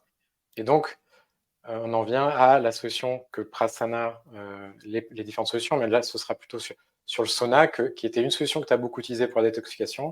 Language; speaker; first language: French; native; French